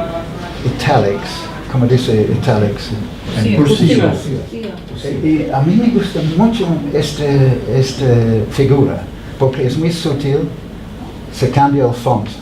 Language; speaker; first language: Spanish; non-native, fluent; English